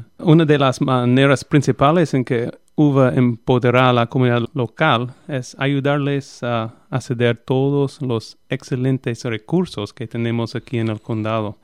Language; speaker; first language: Spanish; non-native, fluent; English